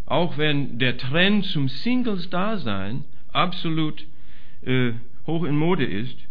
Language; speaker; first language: German; non-native, fluent; English